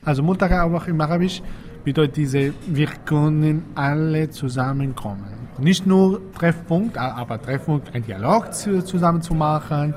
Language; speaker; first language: German; non-native, learner; Arabic